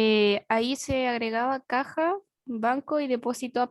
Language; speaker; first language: Spanish; native; Spanish